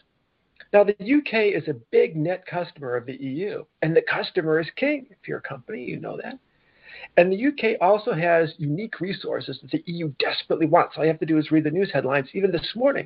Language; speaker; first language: English; native; English